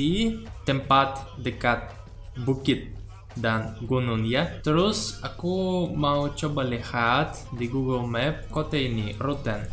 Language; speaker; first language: Indonesian; non-native, learner; Russian